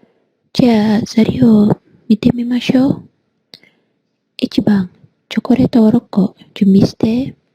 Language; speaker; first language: Japanese; non-native, learner; Indonesian